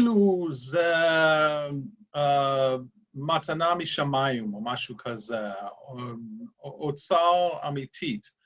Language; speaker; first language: Hebrew; non-native, fluent; English